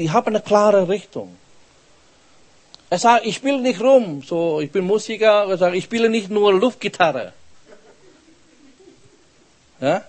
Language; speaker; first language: German; non-native, fluent; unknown